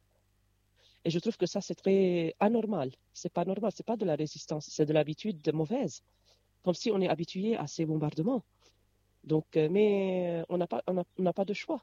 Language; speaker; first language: French; non-native, local second language; Arabic